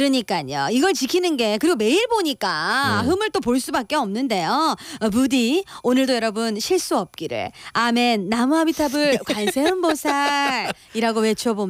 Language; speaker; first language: Korean; native; Korean